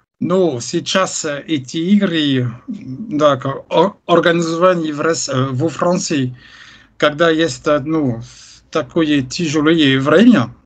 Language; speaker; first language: Russian; non-native, fluent; French